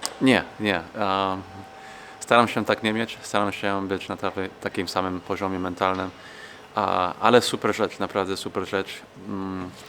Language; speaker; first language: Polish; non-native, fluent; English